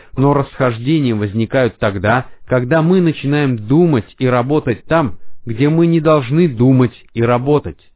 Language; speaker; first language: Russian; non-native, fluent; Arabic